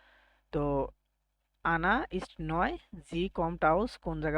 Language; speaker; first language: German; non-native, fluent; Bangla